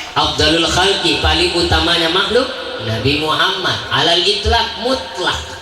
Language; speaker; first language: Indonesian; non-native, local second language; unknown